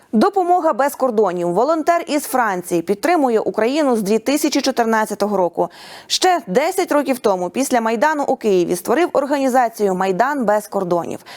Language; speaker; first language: Ukrainian; native; Ukrainian